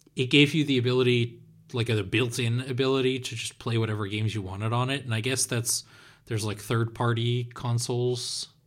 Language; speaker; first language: English; non-native, fluent; Dutch